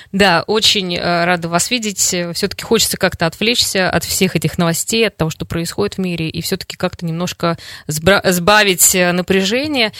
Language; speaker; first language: Russian; native; Russian